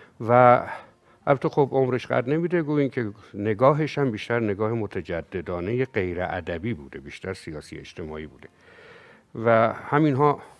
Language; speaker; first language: Persian; native; Persian